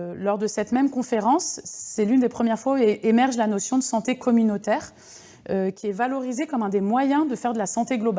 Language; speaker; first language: French; native; French